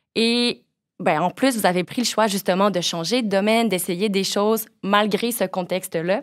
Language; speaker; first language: French; native; French